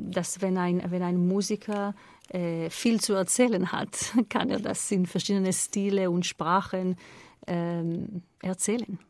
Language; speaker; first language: German; non-native, fluent; Hebrew